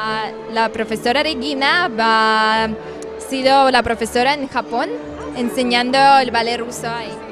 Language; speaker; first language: Spanish; non-native, fluent; Russian